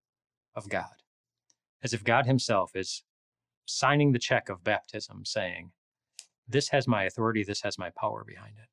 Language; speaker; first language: English; native; English